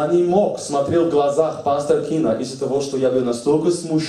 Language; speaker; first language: Russian; native; Russian